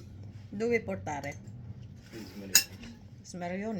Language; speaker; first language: Italian; non-native, learner; Filipino